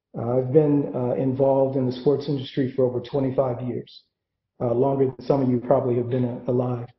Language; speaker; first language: English; native; English